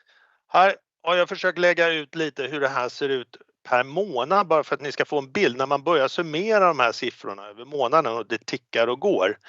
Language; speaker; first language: Swedish; native; Swedish